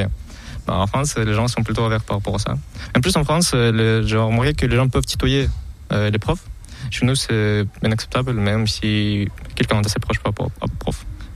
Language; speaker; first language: French; non-native, fluent; Kazakh